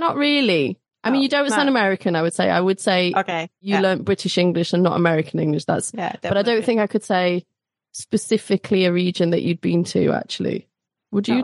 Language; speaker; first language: English; native; English